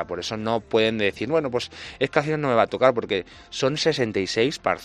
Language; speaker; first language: Spanish; native; Spanish